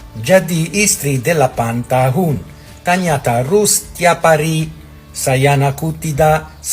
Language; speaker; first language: Indonesian; non-native, learner; Italian